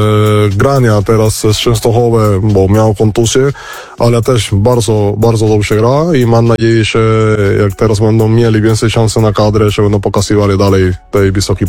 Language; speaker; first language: Polish; non-native, fluent; Spanish